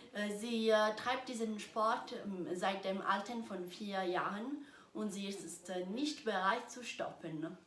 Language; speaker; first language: German; non-native, learner; Italian